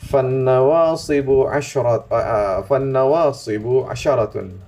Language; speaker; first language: Arabic; non-native, fluent; Indonesian